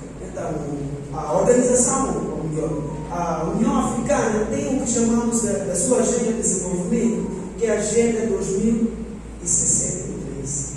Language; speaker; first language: Portuguese; non-native, local second language; Upper Guinea Crioulo